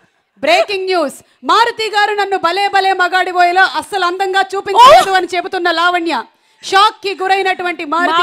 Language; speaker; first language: Telugu; native; Telugu